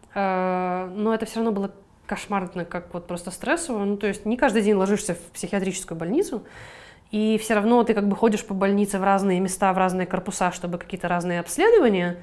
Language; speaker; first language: Russian; native; Russian